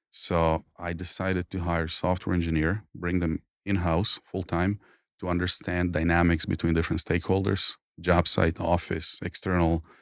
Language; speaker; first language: English; non-native, fluent; Croatian